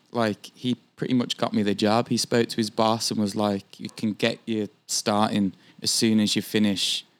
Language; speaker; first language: English; native; English